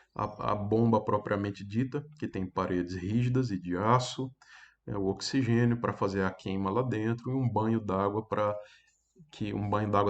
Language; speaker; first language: Portuguese; native; Portuguese